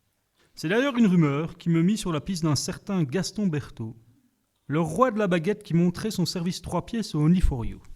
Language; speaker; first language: French; native; French